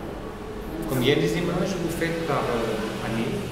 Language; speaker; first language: French; non-native, learner; German